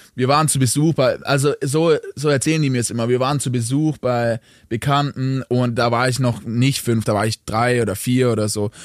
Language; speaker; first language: German; native; German